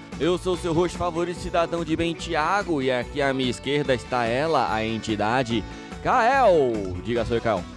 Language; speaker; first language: Portuguese; native; Portuguese